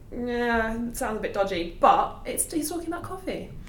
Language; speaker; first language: English; native; English